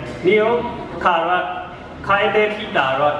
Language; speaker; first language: Japanese; non-native, learner; Burmese